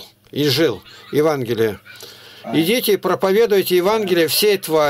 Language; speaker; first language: Russian; native; Russian